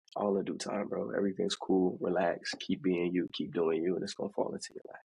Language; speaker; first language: English; early bilingual, other home language; Haitian Creole